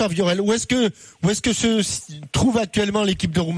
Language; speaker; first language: French; native; French